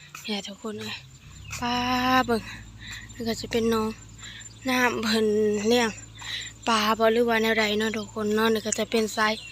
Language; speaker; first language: Thai; non-native, local second language; Lao